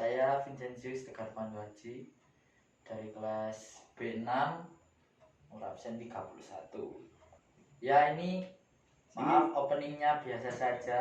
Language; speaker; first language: Indonesian; native; Indonesian